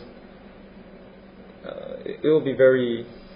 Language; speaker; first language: English; non-native, fluent; Korean